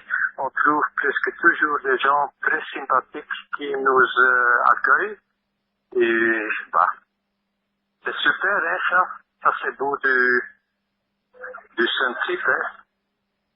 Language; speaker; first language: French; non-native, local second language; Dutch